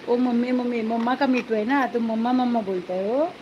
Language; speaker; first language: Hindi; non-native, local second language; Marathi